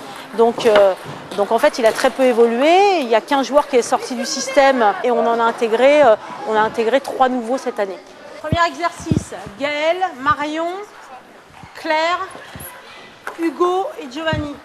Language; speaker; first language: French; native; French